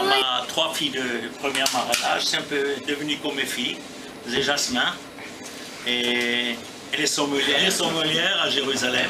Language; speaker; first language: French; native; French